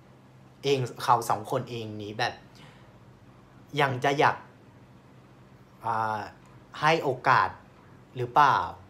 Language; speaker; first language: Thai; non-native, fluent; Vietnamese